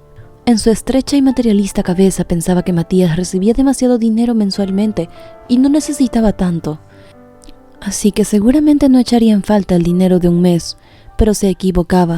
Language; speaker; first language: Spanish; native; Spanish